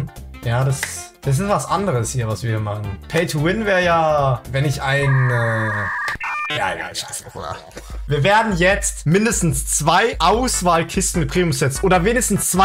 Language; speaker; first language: German; native; German